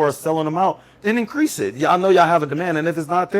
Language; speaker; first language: English; native; English